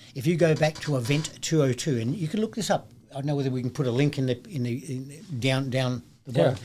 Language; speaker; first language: English; native; English